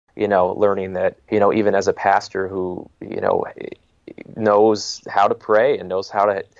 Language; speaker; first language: English; native; English